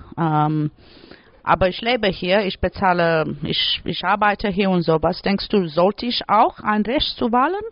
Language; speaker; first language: German; non-native, learner; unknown